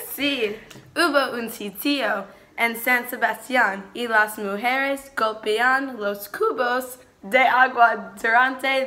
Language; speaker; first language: Spanish; non-native, learner; English